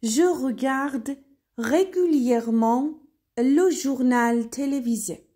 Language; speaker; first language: French; non-native, fluent; Persian